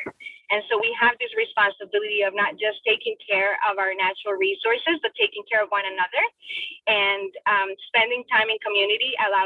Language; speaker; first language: English; non-native, fluent; Spanish